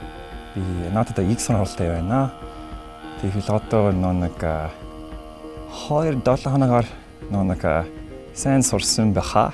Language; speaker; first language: Mongolian; non-native, learner; English